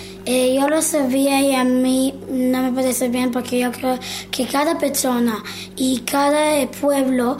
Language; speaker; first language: Spanish; early bilingual, heritage; Hebrew